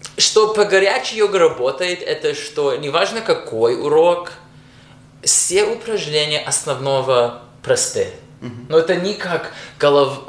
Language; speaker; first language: Russian; non-native, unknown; English